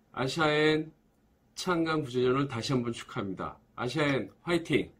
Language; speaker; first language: Korean; native; Korean